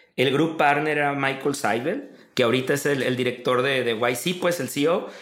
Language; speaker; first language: Spanish; native; Spanish